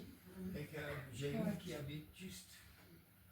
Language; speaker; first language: French; non-native, fluent; English